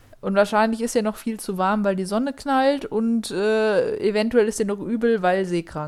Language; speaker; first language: German; native; German